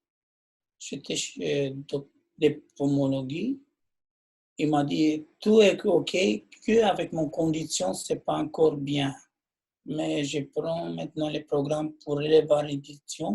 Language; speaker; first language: French; non-native, learner; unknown